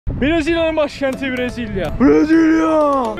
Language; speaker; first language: Turkish; native; Turkish